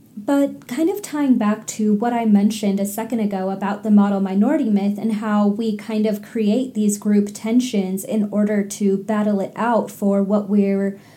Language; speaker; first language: English; native; English